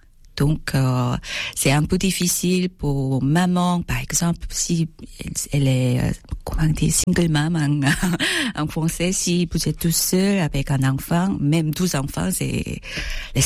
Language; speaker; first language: French; non-native, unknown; Korean